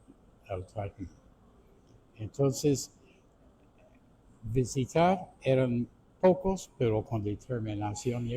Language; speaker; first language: Spanish; non-native, fluent; English